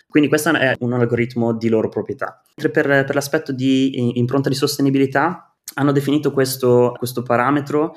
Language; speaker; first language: Italian; native; Italian